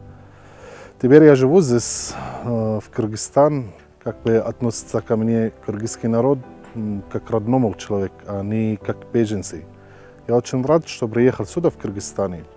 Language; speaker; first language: Russian; non-native, learner; Arabic